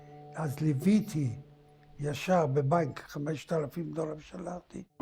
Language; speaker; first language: Hebrew; non-native, fluent; English